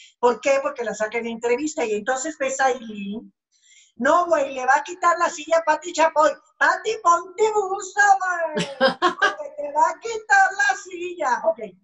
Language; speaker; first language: Spanish; native; Spanish